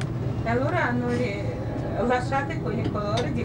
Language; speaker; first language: Italian; non-native, learner; Russian